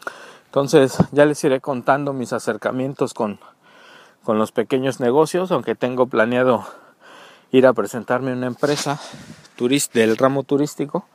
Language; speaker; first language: Spanish; native; Spanish